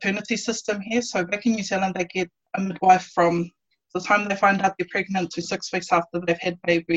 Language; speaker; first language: English; native; English